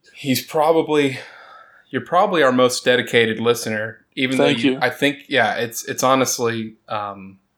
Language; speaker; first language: English; native; English